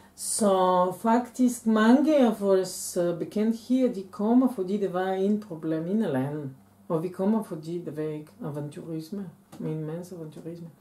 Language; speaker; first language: Danish; non-native, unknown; Bulgarian